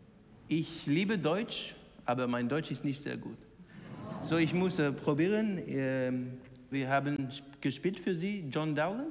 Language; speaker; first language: German; non-native, learner; English